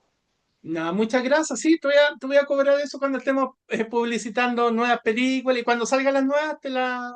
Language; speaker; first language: Spanish; native; Spanish